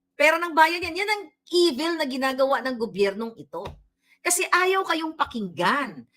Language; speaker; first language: Filipino; non-native, local second language; Cebuano